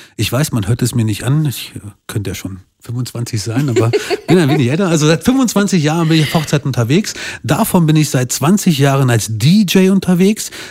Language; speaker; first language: German; early bilingual, other home language; Albanian